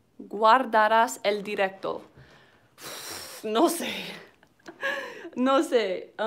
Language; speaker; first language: Spanish; non-native, learner; English